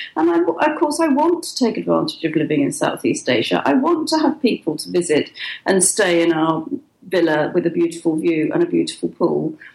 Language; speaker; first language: English; native; English